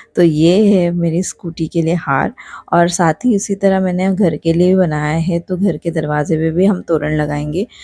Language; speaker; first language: Hindi; non-native, local second language; Marathi